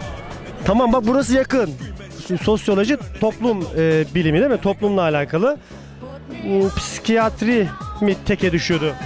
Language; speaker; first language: Turkish; native; Turkish